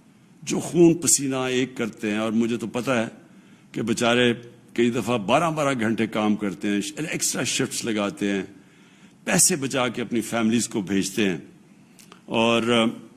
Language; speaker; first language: Urdu; native; Urdu